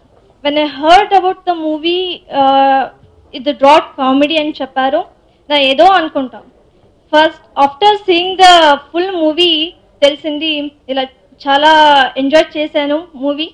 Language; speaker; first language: Telugu; non-native, learner; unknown